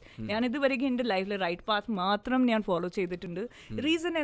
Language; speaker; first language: Malayalam; non-native, local second language; Hindi